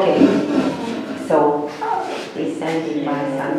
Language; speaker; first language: English; non-native, fluent; Hungarian